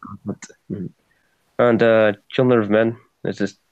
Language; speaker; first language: English; native; English